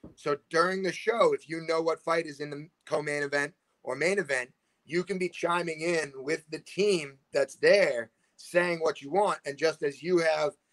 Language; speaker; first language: English; native; English